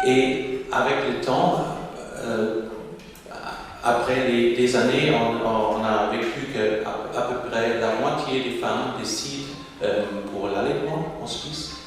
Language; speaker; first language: French; non-native, local second language; German